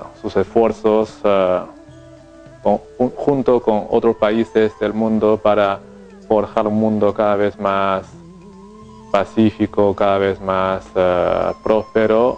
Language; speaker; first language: Spanish; non-native, fluent; Chinese